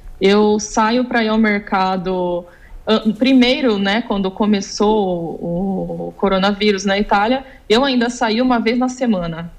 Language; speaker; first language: Portuguese; native; Portuguese